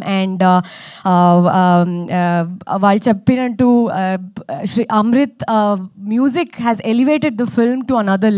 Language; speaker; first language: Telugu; non-native, fluent; Kannada